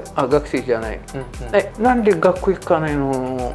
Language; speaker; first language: Japanese; non-native, fluent; Amharic